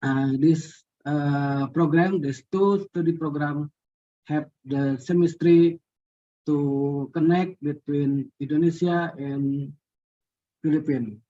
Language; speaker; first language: English; non-native, learner; Indonesian